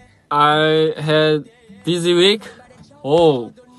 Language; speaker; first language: English; non-native, learner; Korean